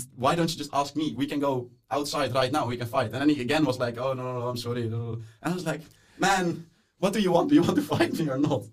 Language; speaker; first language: English; non-native, fluent; Dutch